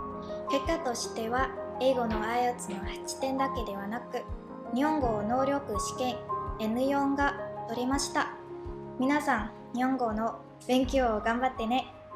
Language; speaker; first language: Japanese; non-native, learner; Vietnamese